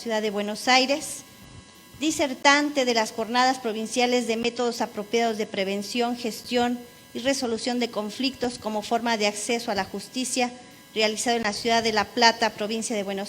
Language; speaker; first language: Spanish; native; Spanish